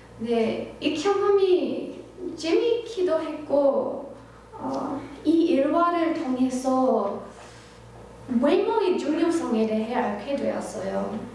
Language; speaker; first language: Korean; non-native, fluent; English